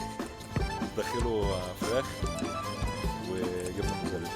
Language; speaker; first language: Egyptian Arabic; native; Egyptian Arabic